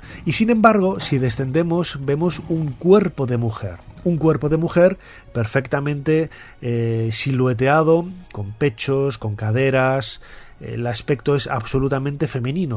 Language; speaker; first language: Spanish; native; Spanish